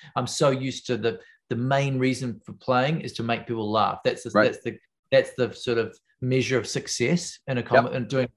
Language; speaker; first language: English; native; English